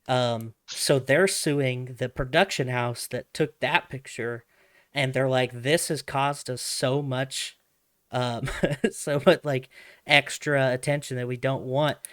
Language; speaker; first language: English; native; English